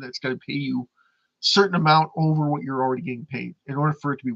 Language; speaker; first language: English; native; English